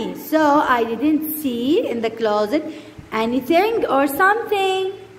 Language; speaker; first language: English; non-native, fluent; Arabic